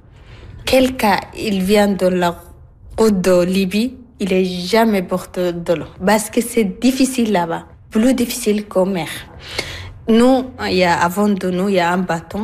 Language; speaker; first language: French; non-native, learner; Arabic